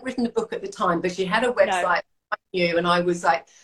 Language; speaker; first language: English; native; English